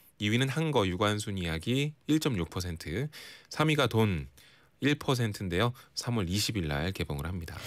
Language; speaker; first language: Korean; native; Korean